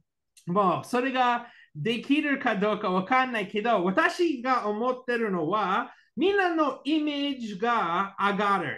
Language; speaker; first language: Japanese; non-native, learner; English